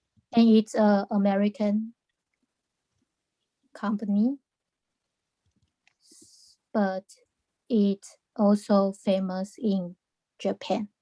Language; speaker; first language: English; non-native, learner; Chinese